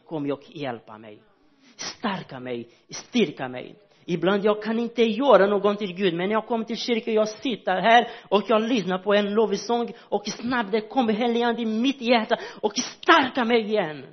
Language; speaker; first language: Swedish; non-native, learner; Portuguese